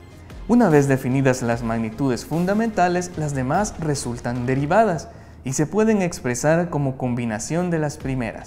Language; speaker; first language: Spanish; native; Spanish